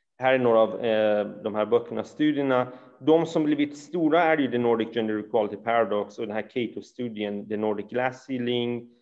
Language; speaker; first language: Swedish; early bilingual, other home language; Persian